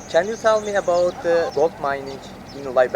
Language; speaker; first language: English; non-native, learner; Turkish